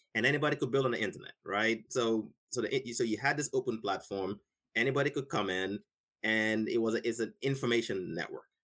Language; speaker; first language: English; non-native, local second language; Igbo